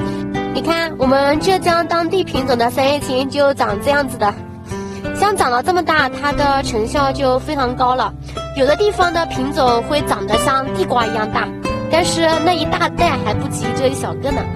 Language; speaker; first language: Chinese; native; Chinese